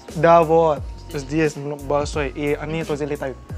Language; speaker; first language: Russian; non-native, learner; Indonesian